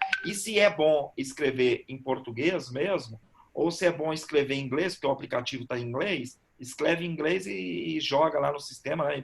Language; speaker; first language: Portuguese; native; Portuguese